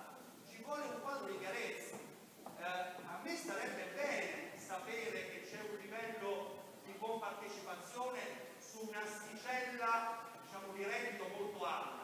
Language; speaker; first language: Italian; native; Italian